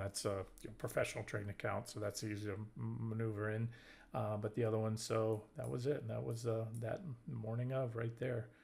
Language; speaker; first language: English; native; English